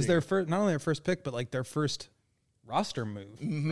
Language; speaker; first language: English; native; English